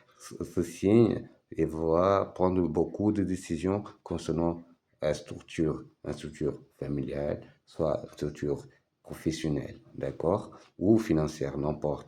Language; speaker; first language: French; non-native, fluent; Portuguese